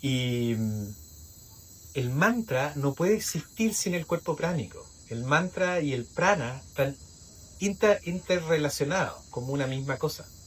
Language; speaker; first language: Spanish; native; Spanish